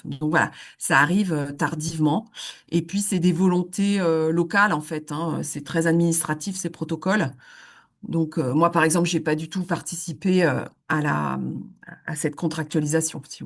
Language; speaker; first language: French; native; French